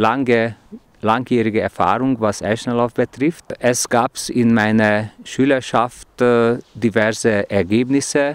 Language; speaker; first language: German; non-native, fluent; Hungarian